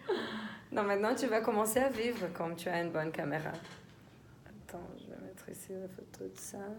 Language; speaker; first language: French; non-native, fluent; Portuguese